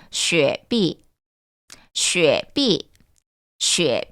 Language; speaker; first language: Chinese; non-native, fluent; Korean